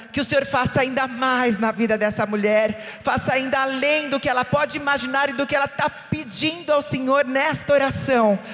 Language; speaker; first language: Portuguese; native; Portuguese